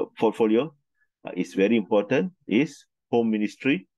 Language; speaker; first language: English; non-native, local second language; Malay